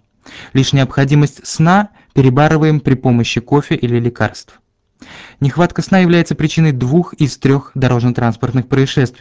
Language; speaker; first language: Russian; native; Russian